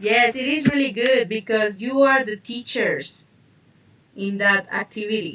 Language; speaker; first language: English; non-native, fluent; Spanish